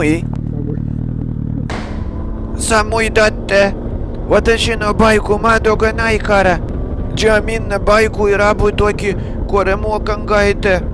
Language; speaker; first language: Japanese; non-native, learner; Russian